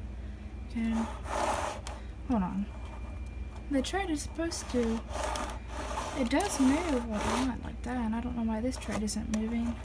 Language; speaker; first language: English; native; English